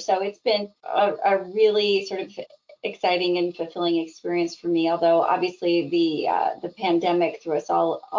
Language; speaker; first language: English; native; English